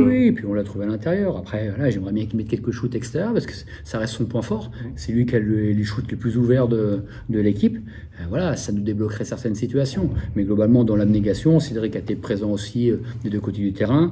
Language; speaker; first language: French; native; French